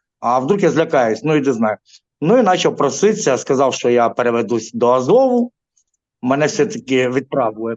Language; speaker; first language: Ukrainian; non-native, local second language; Russian